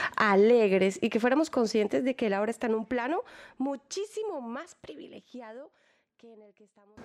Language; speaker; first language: Spanish; native; Spanish